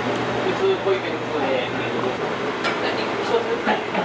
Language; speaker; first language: Japanese; native; Japanese